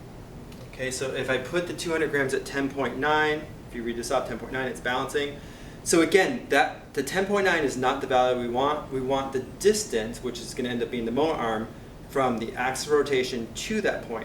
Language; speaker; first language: English; native; English